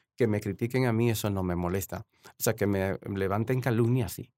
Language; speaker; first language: Spanish; native; Spanish